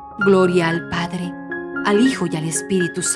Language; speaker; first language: Spanish; native; Spanish